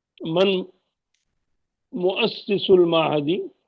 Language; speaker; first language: Arabic; non-native, fluent; Urdu